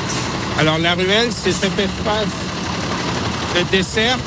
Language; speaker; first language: French; native; French